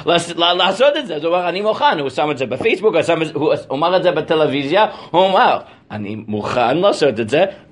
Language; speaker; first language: Hebrew; non-native, fluent; English